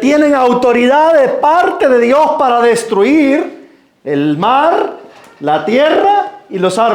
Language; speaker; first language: Spanish; native; Spanish